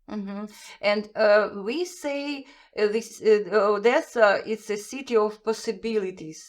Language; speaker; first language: English; non-native, fluent; Russian